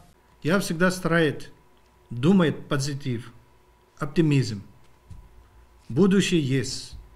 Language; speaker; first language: Russian; non-native, learner; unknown